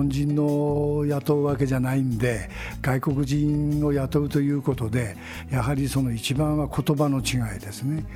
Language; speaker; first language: Japanese; native; Japanese